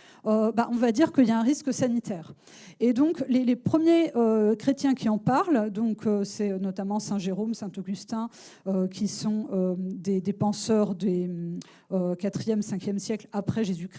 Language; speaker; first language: French; native; French